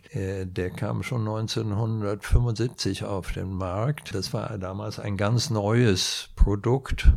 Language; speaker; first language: German; non-native, fluent; Swedish